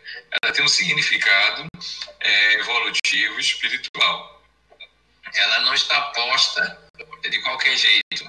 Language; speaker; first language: Portuguese; native; Portuguese